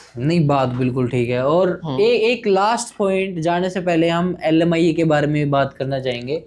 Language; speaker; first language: Hindi; native; Hindi